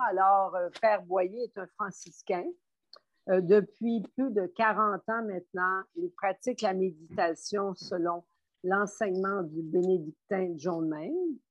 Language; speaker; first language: French; native; French